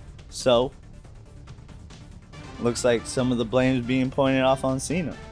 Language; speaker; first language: English; native; English